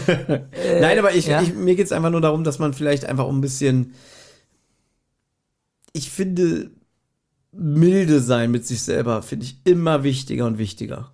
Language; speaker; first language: German; native; German